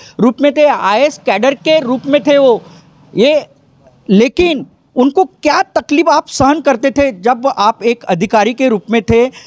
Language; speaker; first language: Hindi; non-native, local second language; Marathi